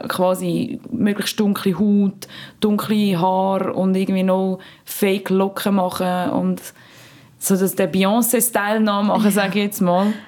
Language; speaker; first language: German; native; German